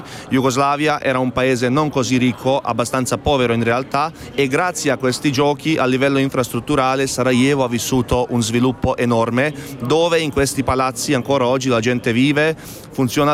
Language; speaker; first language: Italian; non-native, fluent; Bosnian